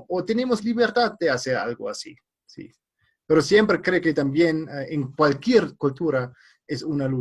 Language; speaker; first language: Spanish; non-native, fluent; German